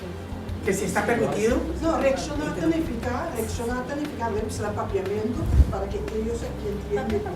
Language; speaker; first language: Spanish; non-native, learner; Papiamento